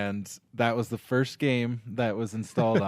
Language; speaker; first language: English; native; English